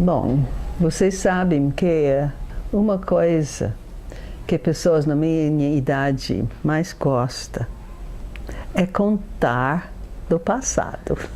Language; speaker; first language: Portuguese; non-native, fluent; English